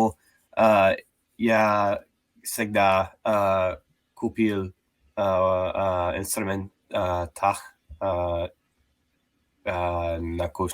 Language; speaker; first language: Russian; non-native, learner; English